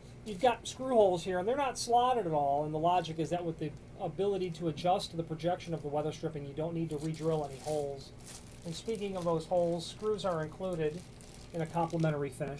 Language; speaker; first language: English; native; English